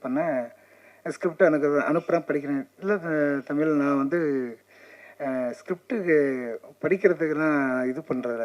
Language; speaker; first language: Tamil; native; Tamil